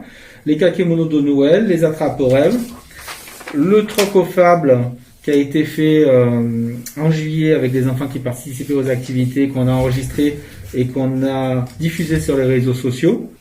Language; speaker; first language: French; native; French